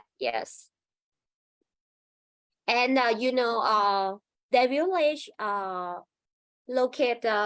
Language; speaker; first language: English; non-native, learner; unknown